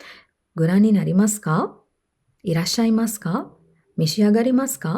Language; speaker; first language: Japanese; non-native, fluent; Sinhala